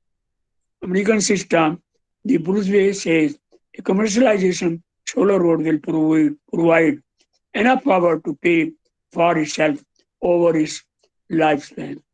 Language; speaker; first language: English; non-native, local second language; Hindi